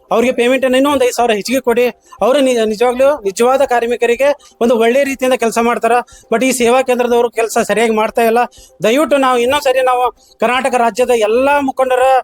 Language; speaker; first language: Kannada; native; Kannada